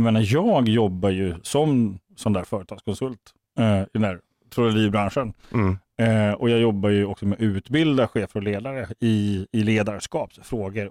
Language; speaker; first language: Swedish; native; Swedish